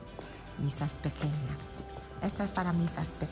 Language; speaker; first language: Spanish; non-native, learner; English